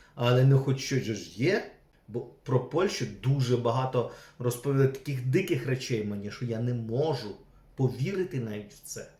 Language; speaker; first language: Ukrainian; non-native, local second language; Russian